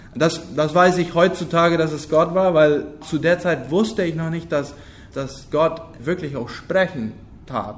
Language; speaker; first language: German; non-native, local second language; Low German